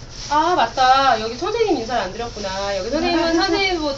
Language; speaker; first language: Korean; native; Korean